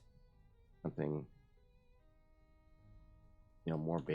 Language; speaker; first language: English; native; English